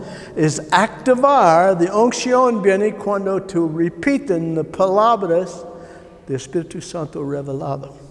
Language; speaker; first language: Spanish; non-native, learner; English